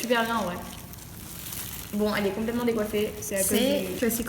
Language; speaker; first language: French; native; French